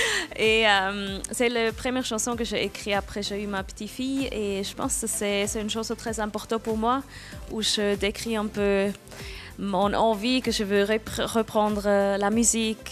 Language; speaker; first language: French; non-native, local second language; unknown